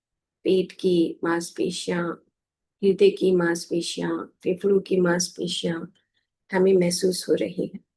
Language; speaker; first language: Hindi; native; Hindi